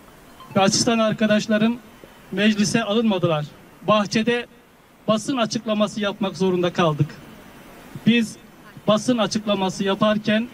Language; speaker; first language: Turkish; native; Turkish